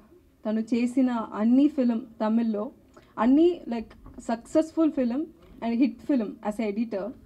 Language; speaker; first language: Telugu; non-native, learner; Tamil